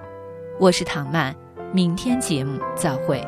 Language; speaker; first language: Chinese; native; Chinese